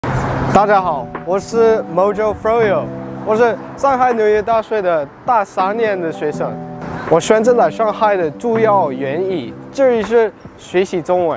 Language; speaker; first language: Chinese; non-native, learner; English